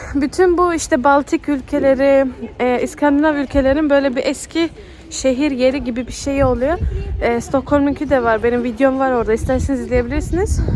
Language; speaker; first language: Turkish; early bilingual, heritage; Turkish